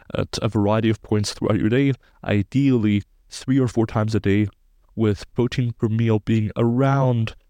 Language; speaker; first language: English; non-native, fluent; German